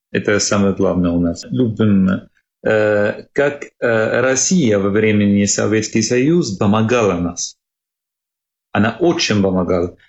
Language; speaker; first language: Russian; non-native, learner; Arabic